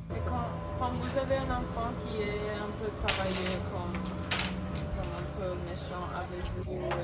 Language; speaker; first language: French; non-native, learner; English